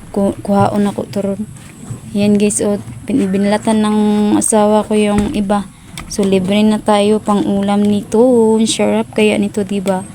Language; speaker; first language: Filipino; non-native, local second language; Cebuano